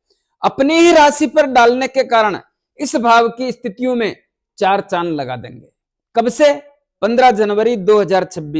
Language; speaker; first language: Hindi; native; Hindi